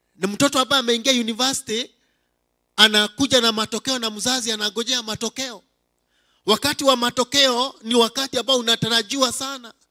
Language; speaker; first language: Swahili; non-native, local second language; Kikuyu